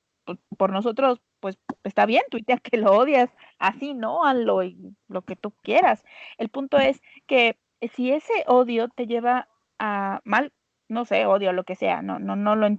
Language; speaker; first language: Spanish; native; Spanish